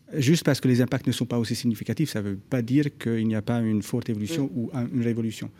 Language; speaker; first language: French; non-native, fluent; Hungarian